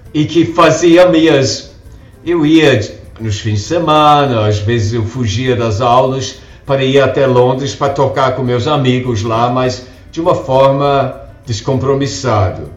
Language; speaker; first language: Portuguese; non-native, fluent; English